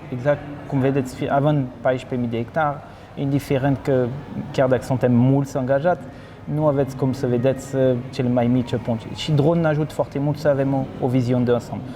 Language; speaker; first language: Romanian; non-native, fluent; French